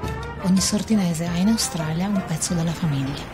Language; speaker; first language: Italian; native; Italian